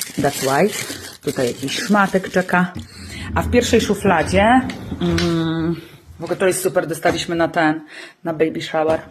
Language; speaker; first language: Polish; native; Polish